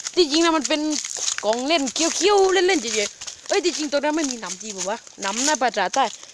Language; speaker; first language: Thai; native; Thai